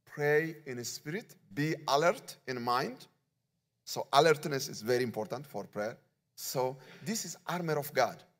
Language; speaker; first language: English; non-native, learner; Amharic